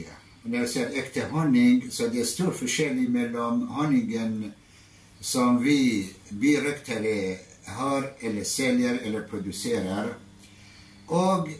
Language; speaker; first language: Norwegian; non-native, fluent; Arabic